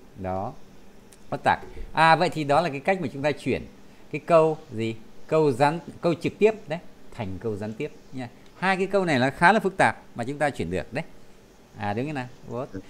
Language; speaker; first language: Vietnamese; native; Vietnamese